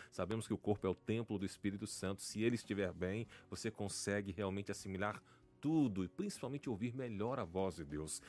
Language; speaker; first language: Portuguese; native; Portuguese